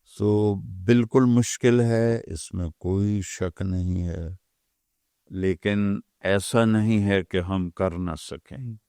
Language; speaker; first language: Urdu; non-native, local second language; Punjabi